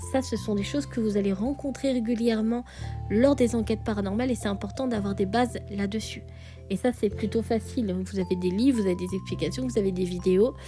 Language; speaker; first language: French; native; French